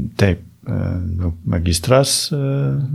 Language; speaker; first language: Lithuanian; non-native, learner; French